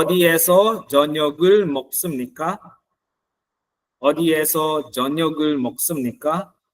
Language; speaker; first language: Korean; non-native, fluent; Filipino